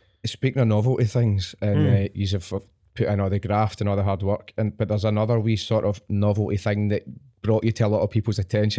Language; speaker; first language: English; native; English